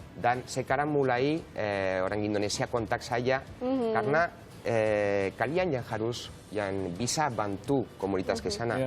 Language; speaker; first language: Indonesian; non-native, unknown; Spanish